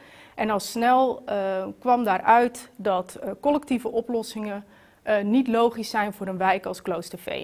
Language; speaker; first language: Dutch; native; Dutch